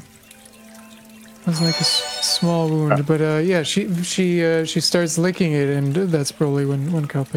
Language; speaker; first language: English; non-native, fluent; German